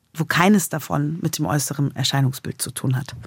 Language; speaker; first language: German; native; German